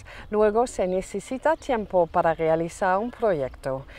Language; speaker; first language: Spanish; non-native, fluent; German